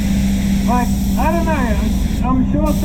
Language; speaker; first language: English; native; English